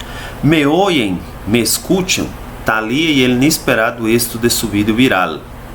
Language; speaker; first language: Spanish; non-native, fluent; Portuguese